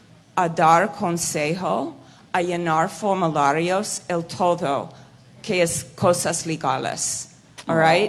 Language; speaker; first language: Spanish; non-native, fluent; English